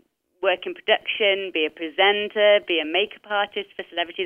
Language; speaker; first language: English; native; English